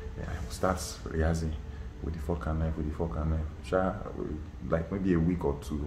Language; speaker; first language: English; non-native, local second language; Yoruba